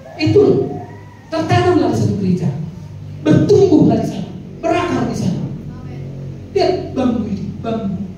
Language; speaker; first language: Indonesian; non-native, local second language; Batak Toba